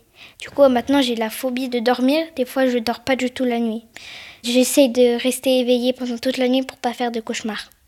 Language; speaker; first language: French; early bilingual, other home language; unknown